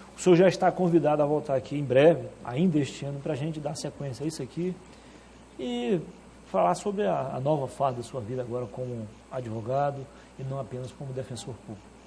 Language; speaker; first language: Portuguese; native; Portuguese